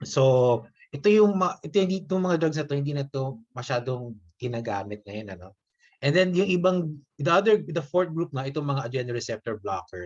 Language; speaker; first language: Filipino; native; Filipino